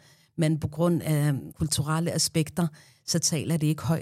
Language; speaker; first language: Danish; non-native, fluent; Arabic